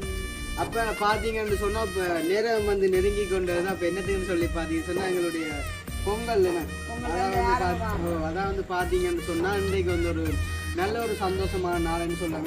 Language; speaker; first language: Tamil; native; Tamil